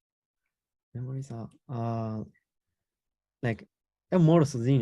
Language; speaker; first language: Portuguese; non-native, learner; Japanese